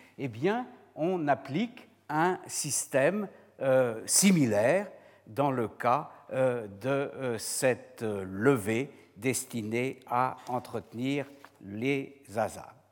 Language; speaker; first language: French; native; French